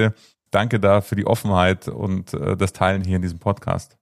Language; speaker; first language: German; native; German